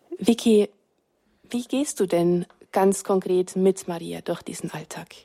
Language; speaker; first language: German; native; German